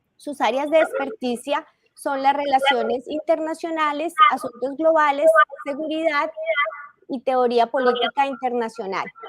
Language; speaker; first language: Spanish; native; Spanish